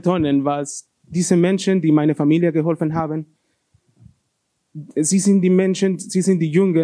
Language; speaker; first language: German; non-native, learner; Spanish